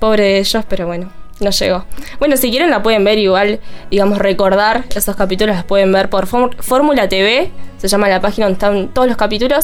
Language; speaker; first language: Spanish; native; Spanish